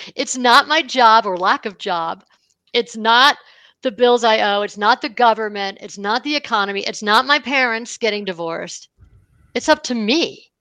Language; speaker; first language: English; native; English